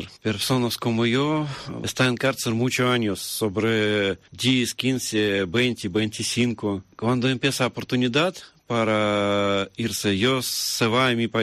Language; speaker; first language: Spanish; non-native, learner; Russian